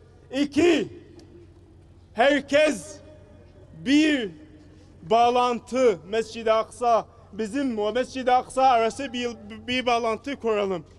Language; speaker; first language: Turkish; non-native, fluent; Arabic